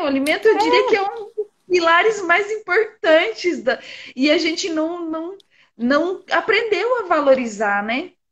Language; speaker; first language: Portuguese; native; Portuguese